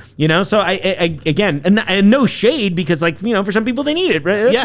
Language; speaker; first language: English; native; English